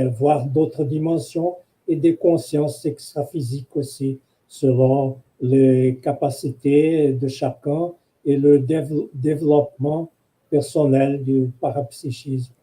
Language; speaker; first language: French; non-native, fluent; Portuguese